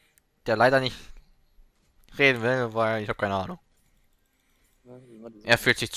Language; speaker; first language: German; native; German